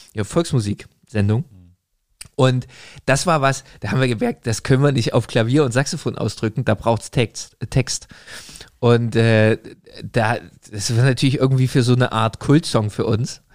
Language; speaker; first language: German; native; German